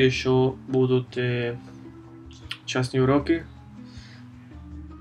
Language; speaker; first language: Russian; non-native, fluent; Spanish